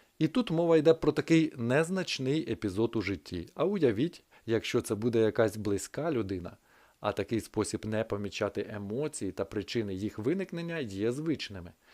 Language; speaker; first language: Ukrainian; native; Ukrainian